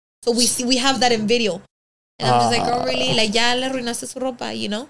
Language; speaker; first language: English; early bilingual, other home language; Spanish